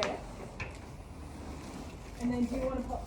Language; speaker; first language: English; native; English